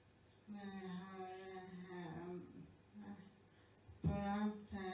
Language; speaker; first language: Swedish; non-native, fluent; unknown